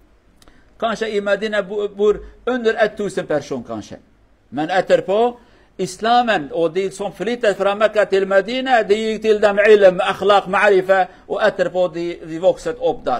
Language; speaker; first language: Norwegian; non-native, learner; Kurdish